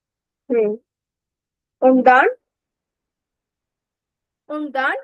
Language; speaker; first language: German; non-native, fluent; Hindi